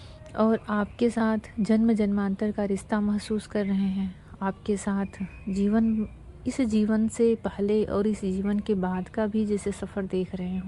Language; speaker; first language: Hindi; native; Hindi